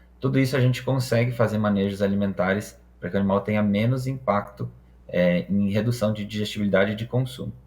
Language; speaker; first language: Portuguese; non-native, fluent; Hebrew